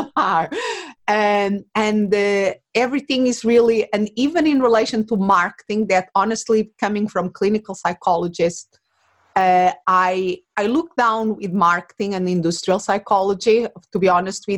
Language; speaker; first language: English; non-native, fluent; Portuguese